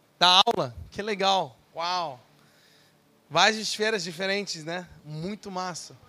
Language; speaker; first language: Portuguese; non-native, fluent; English